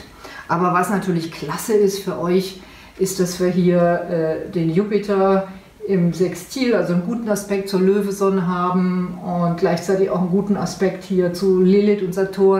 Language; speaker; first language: German; native; German